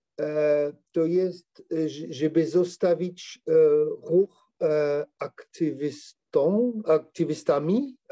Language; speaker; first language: Polish; non-native, learner; French